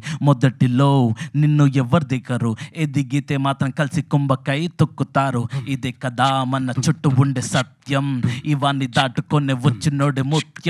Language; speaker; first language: Telugu; native; Telugu